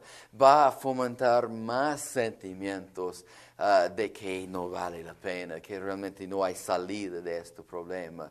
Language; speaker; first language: Spanish; non-native, fluent; English